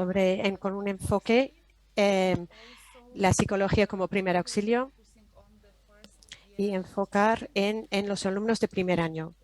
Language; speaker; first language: Spanish; non-native, fluent; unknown